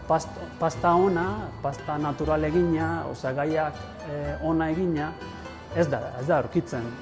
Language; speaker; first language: Basque; non-native, learner; Italian